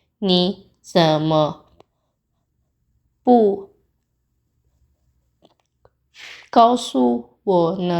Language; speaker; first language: Chinese; non-native, fluent; Indonesian